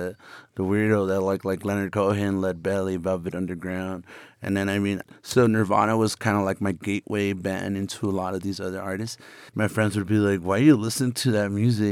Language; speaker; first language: English; native; English